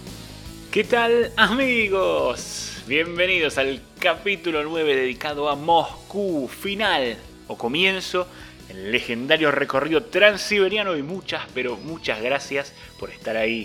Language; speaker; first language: Spanish; native; Spanish